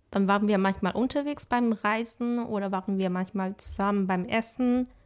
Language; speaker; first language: German; non-native, fluent; Chinese